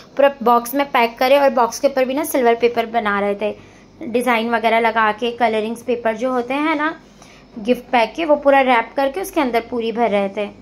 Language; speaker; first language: Hindi; native; Hindi